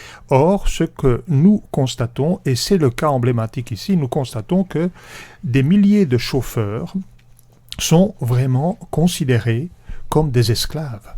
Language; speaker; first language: French; native; French